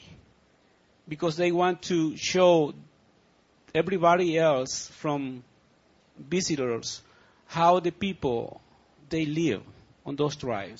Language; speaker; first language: English; non-native, learner; Spanish